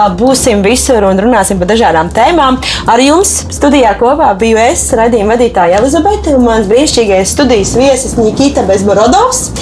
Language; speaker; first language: Latvian; non-native, local second language; Russian